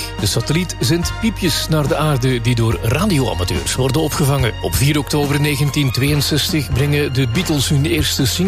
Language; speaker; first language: Dutch; native; Dutch